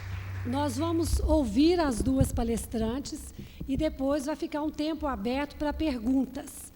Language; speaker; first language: Portuguese; native; Portuguese